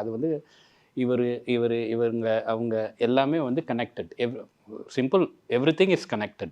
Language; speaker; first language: Tamil; native; Tamil